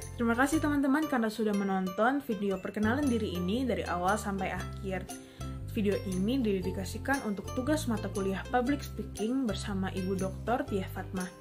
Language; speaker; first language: Indonesian; native; Indonesian